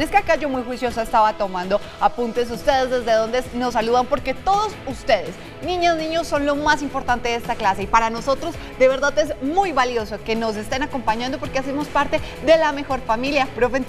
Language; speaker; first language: Spanish; native; Spanish